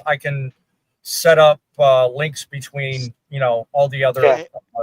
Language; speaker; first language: English; native; English